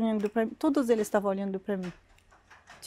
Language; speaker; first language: Portuguese; non-native, learner; Arabic